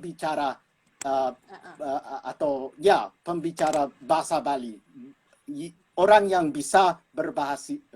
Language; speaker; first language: Indonesian; non-native, fluent; English